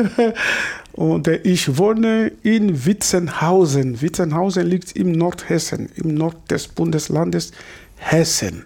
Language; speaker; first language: German; non-native, fluent; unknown